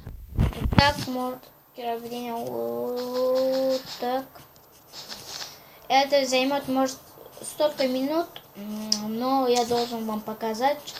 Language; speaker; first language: Russian; non-native, local second language; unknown